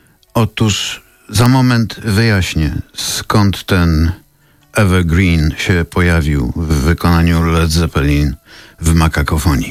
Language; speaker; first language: Polish; native; Polish